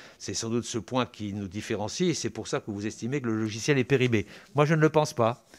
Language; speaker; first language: French; native; French